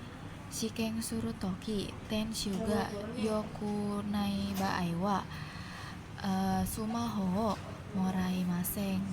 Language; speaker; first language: Japanese; non-native, learner; Indonesian